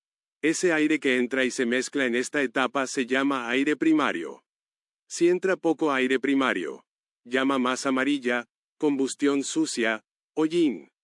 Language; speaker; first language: Spanish; native; Spanish